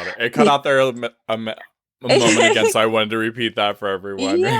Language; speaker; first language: English; native; English